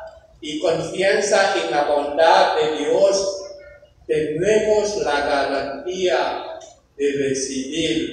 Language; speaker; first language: Spanish; non-native, fluent; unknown